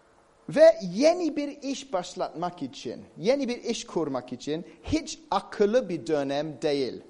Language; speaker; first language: Turkish; non-native, fluent; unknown